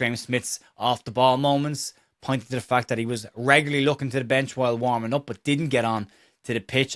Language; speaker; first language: English; native; English